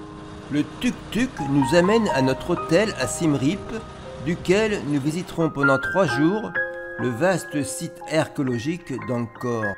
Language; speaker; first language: French; native; French